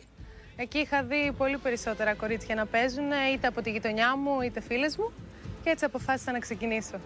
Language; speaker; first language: Greek; native; Greek